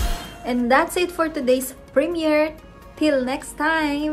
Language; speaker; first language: English; non-native, learner; Filipino